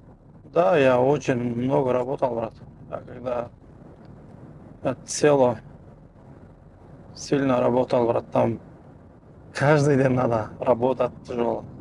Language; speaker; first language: Russian; non-native, local second language; Kyrgyz